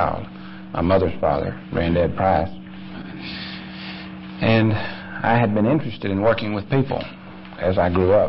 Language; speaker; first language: English; native; English